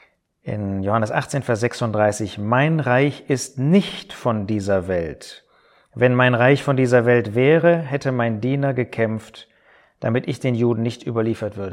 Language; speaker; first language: German; native; German